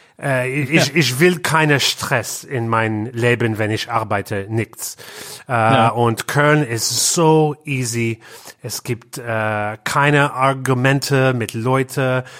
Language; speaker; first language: German; non-native, learner; English